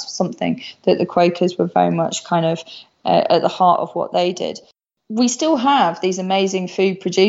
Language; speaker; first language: English; native; English